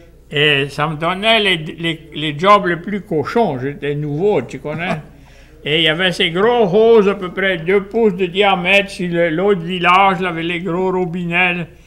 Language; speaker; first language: French; early bilingual, heritage; French